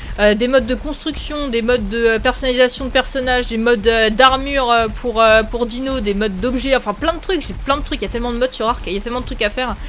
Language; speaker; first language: French; native; French